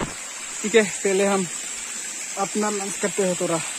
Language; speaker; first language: Hindi; non-native, local second language; Bodo